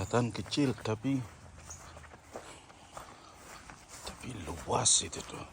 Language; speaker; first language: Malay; non-native, local second language; Balinese